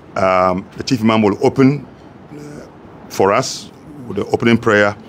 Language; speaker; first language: English; non-native, local second language; Hausa